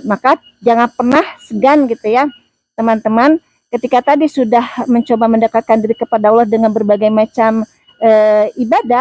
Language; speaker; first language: Indonesian; native; Indonesian